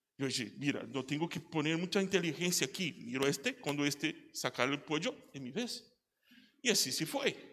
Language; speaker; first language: Spanish; non-native, learner; Portuguese